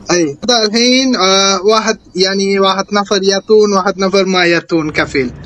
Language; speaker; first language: Arabic; non-native, learner; Tamil